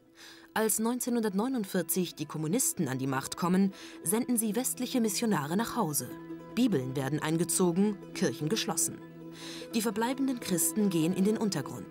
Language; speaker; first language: German; native; German